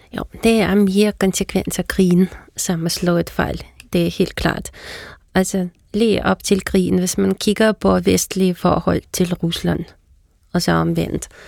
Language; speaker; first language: Danish; non-native, fluent; Russian